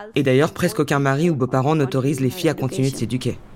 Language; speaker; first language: French; non-native, fluent; Bangla